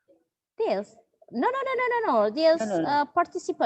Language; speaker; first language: English; non-native, learner; Indonesian